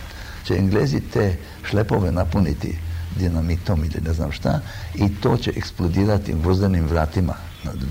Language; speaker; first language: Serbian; early bilingual, heritage; Croatian